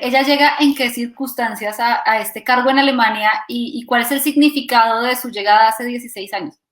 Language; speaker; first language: Spanish; native; Spanish